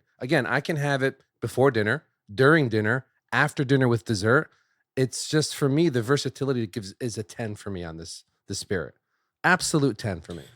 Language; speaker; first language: English; native; English